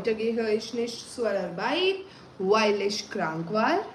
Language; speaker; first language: German; non-native, learner; Hindi